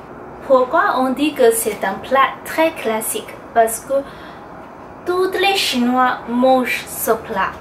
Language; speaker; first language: French; non-native, fluent; Chinese